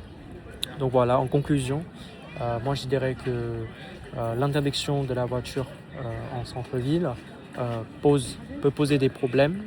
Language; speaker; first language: French; non-native, fluent; Vietnamese